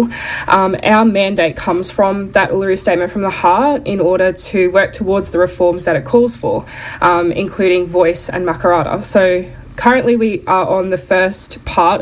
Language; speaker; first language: English; native; English